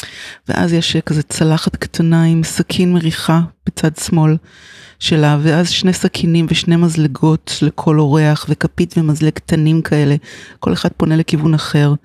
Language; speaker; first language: Hebrew; native; Hebrew